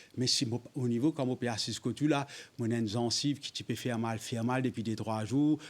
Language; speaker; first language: French; non-native, local second language; Morisyen